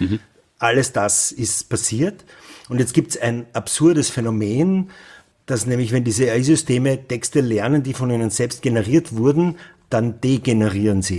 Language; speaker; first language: German; native; German